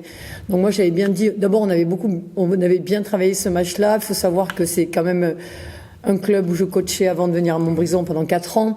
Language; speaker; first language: French; native; French